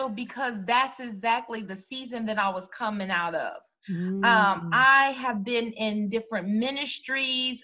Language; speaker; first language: English; native; English